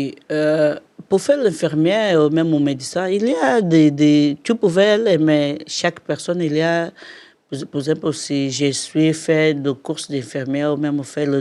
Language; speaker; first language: French; non-native, learner; Portuguese